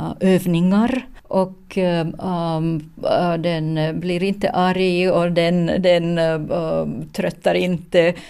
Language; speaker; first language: Swedish; non-native, learner; Finnish